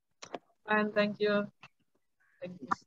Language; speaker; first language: English; non-native, learner; Indonesian